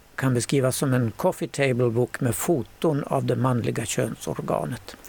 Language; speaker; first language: Swedish; native; Swedish